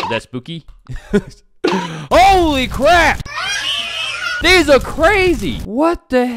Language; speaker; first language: English; native; English